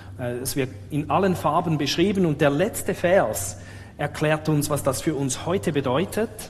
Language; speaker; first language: German; native; German